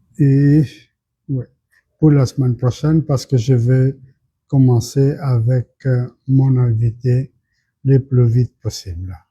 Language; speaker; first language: French; non-native, fluent; Portuguese